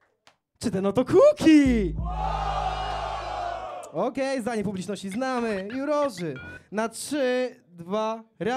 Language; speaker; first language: Polish; native; Polish